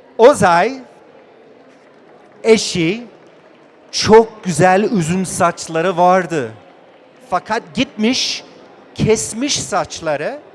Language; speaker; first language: Turkish; non-native, learner; English